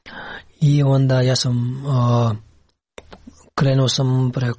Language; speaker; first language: Serbian; non-native, learner; Pashto